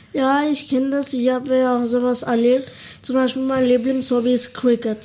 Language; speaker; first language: German; early bilingual, other home language; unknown